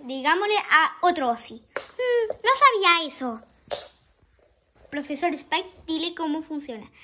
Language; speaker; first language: Spanish; early bilingual, heritage; Spanish